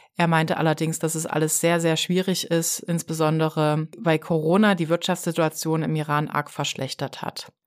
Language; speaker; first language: German; native; German